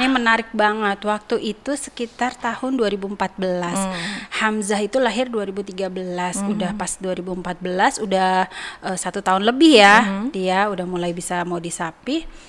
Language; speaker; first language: Indonesian; native; Indonesian